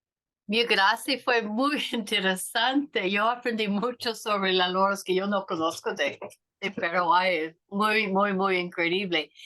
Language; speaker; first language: Spanish; non-native, learner; English